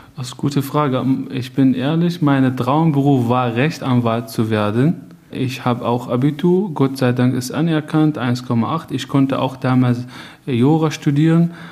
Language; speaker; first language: German; non-native, fluent; Arabic